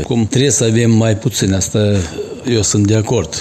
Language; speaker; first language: Romanian; non-native, local second language; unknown